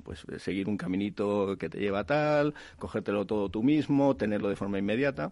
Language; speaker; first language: Spanish; native; Spanish